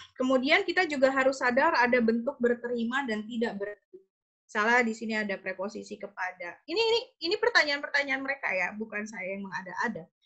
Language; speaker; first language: Indonesian; native; Indonesian